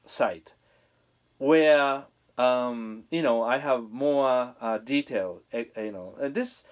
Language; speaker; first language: English; non-native, fluent; Japanese